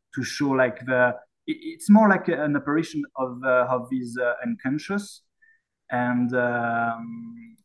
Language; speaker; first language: English; non-native, fluent; French